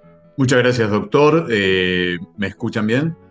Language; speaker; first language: Spanish; native; Spanish